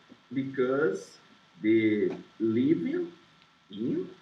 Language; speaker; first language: English; non-native, learner; Portuguese